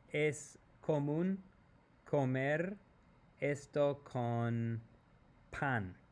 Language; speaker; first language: Spanish; non-native, fluent; English